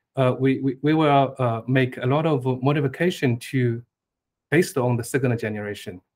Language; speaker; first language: English; non-native, fluent; Chinese